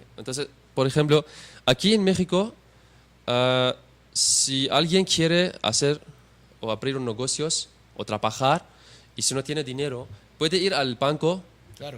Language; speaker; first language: Spanish; non-native, learner; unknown